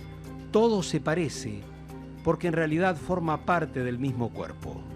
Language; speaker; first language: Spanish; native; Spanish